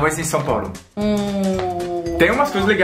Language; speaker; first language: Portuguese; non-native, fluent; French